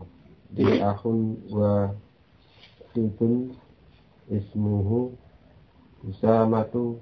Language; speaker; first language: Arabic; non-native, learner; Indonesian